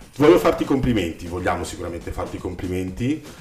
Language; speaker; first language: Italian; native; Italian